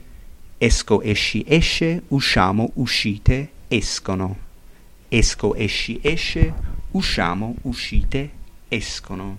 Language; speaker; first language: Italian; non-native, fluent; English